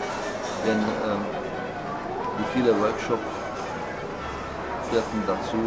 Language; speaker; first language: German; non-native, fluent; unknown